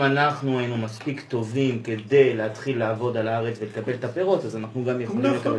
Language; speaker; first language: Hebrew; native; Hebrew